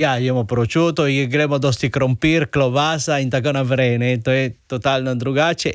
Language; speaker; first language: Slovenian; non-native, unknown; Spanish